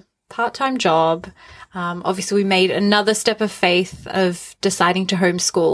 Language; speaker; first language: English; native; English